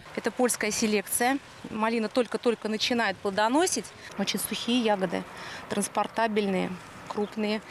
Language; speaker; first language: Russian; native; Russian